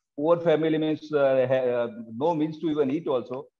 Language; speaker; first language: English; non-native, local second language; Hindi